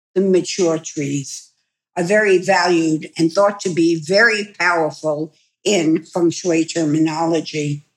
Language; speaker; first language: English; native; English